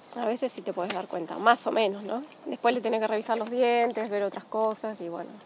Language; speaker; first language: Spanish; native; Spanish